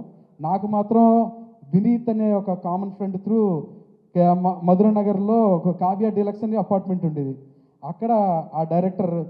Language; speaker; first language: Telugu; native; Telugu